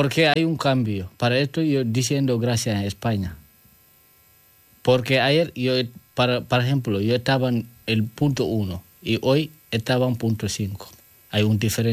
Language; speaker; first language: Spanish; non-native, learner; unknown